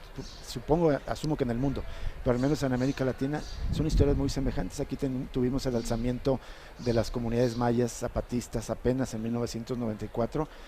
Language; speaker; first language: Spanish; native; Spanish